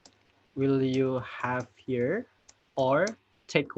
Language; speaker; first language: English; non-native, fluent; Indonesian